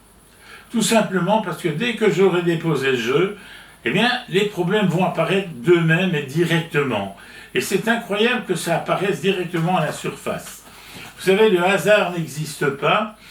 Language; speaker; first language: French; native; French